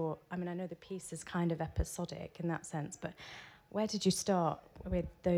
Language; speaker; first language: English; native; English